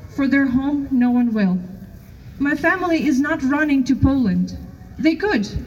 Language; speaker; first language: English; non-native, fluent; Ukrainian